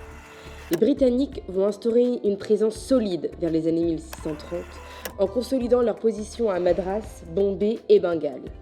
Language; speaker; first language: French; native; French